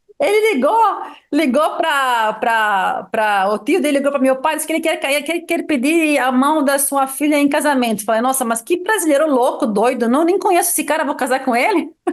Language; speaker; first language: Portuguese; non-native, fluent; Arabic